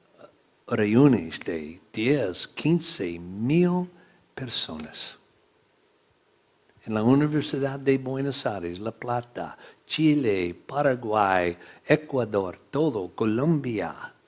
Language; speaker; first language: Spanish; non-native, learner; English